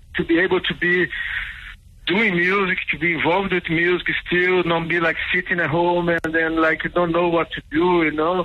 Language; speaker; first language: English; non-native, fluent; Portuguese